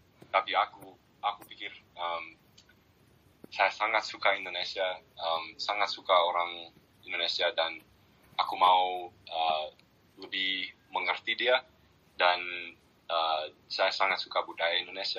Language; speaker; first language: Indonesian; non-native, learner; English